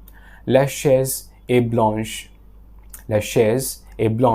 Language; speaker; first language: French; non-native, fluent; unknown